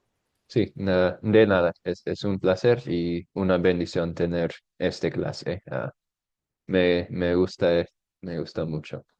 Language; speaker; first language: Spanish; non-native, fluent; English